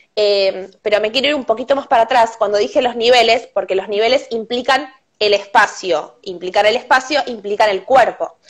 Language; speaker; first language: Spanish; native; Spanish